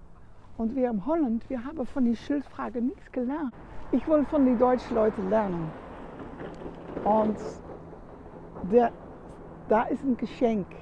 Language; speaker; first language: German; non-native, learner; Dutch